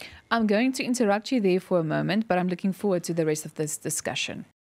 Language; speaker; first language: English; non-native, local second language; Afrikaans